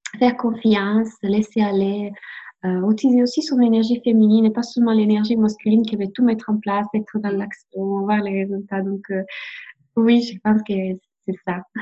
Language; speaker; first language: French; non-native, fluent; Italian